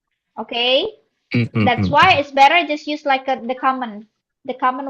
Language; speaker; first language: English; non-native, learner; Indonesian